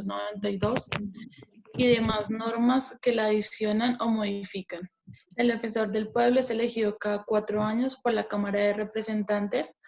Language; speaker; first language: Spanish; native; Spanish